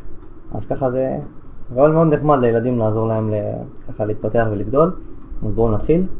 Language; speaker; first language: Hebrew; native; Hebrew